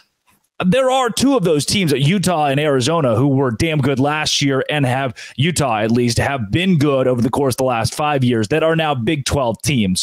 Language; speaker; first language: English; native; English